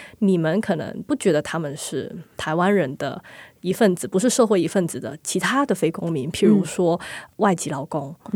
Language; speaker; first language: Chinese; non-native, local second language; Cantonese